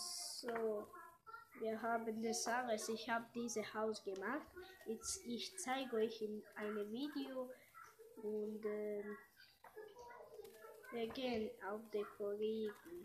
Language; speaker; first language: German; non-native, learner; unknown